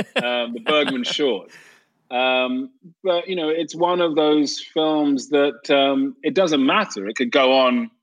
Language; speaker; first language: English; native; English